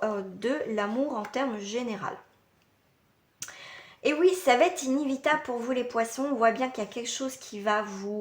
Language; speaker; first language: French; native; French